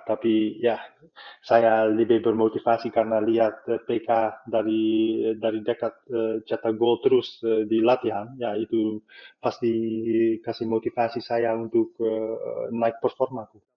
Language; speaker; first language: Indonesian; non-native, fluent; Dutch